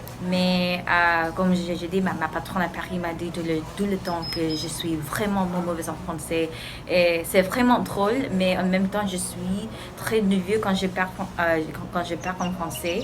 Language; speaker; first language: French; non-native, learner; English